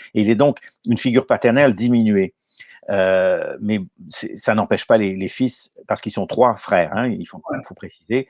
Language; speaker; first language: French; native; French